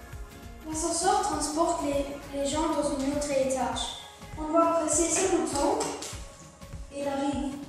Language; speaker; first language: French; non-native, local second language; Luxembourgish